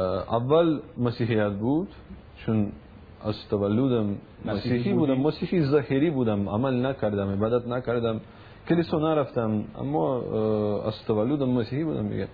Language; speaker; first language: Persian; non-native, learner; Russian